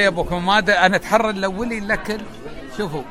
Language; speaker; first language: Arabic; native; Arabic